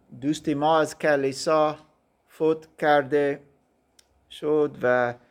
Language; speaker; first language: Persian; non-native, learner; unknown